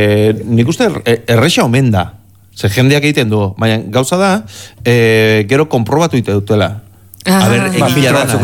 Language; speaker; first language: Basque; native; Basque